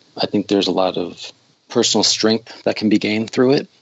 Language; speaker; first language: English; native; English